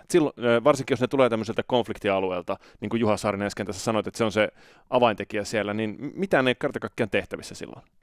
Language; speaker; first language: Finnish; native; Finnish